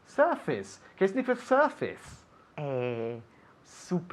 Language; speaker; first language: Spanish; non-native, fluent; English